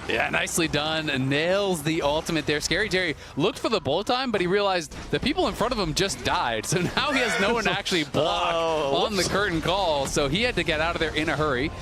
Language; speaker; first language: English; native; English